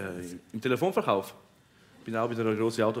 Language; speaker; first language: German; early bilingual, other home language; Albanian